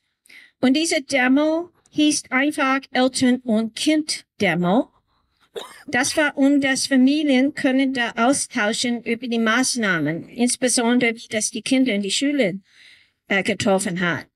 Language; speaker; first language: German; non-native, learner; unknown